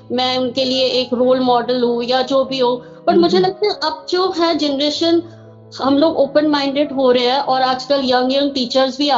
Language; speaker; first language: Hindi; native; Hindi